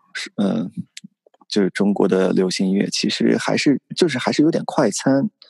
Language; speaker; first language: Chinese; native; Chinese